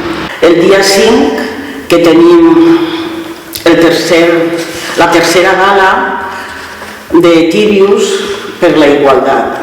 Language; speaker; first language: Catalan; native; Catalan